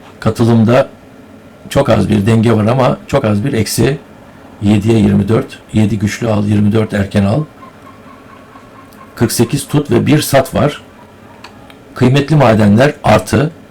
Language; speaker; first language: Turkish; native; Turkish